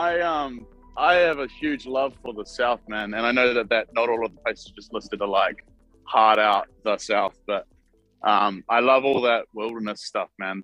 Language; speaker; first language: English; native; English